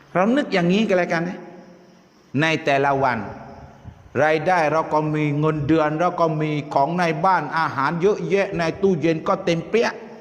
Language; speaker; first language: Thai; non-native, local second language; Malay